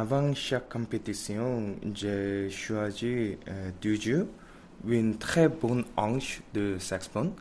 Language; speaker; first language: French; non-native, learner; Korean